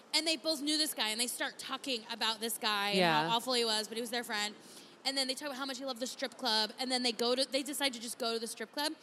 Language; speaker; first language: English; native; English